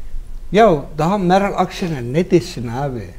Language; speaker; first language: Turkish; native; Turkish